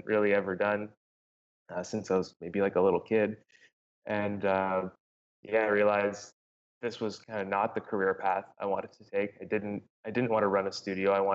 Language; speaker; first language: English; native; English